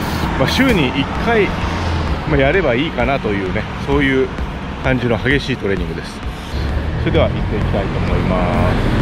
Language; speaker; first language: Japanese; native; Japanese